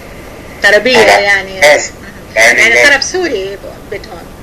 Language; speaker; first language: Arabic; native; Arabic